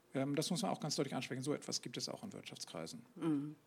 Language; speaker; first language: German; native; German